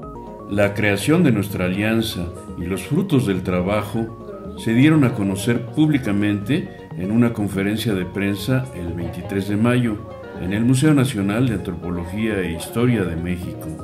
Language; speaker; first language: Spanish; native; Spanish